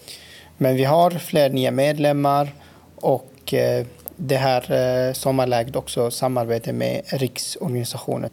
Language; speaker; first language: Swedish; non-native, fluent; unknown